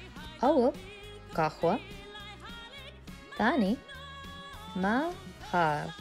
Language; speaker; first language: Arabic; non-native, learner; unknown